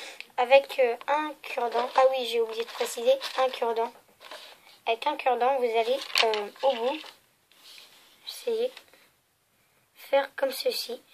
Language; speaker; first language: French; native; French